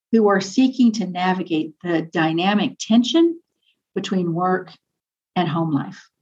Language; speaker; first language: English; native; English